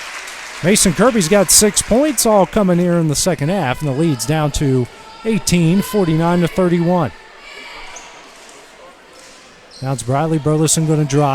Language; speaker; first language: English; native; English